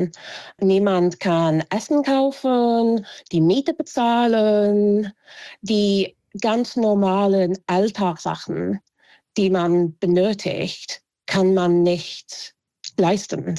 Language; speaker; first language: German; non-native, fluent; English